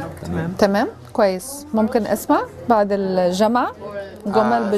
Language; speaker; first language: Arabic; non-native, fluent; English